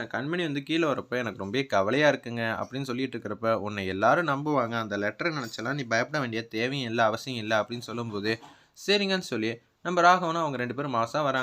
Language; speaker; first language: Tamil; native; Tamil